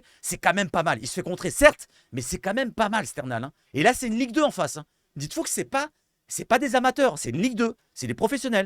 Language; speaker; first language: French; native; French